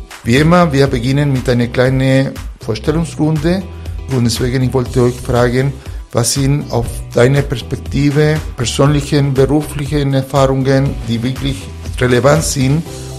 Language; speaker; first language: German; non-native, fluent; Spanish